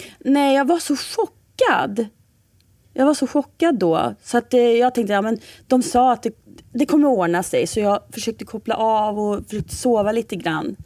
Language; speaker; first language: Swedish; native; Swedish